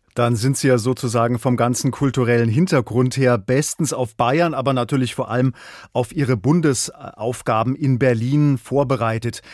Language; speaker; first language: German; native; German